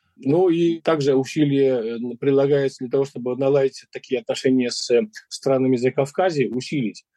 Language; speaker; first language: Russian; non-native, local second language; Uzbek